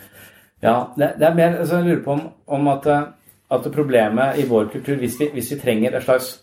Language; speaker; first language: Norwegian; native; Norwegian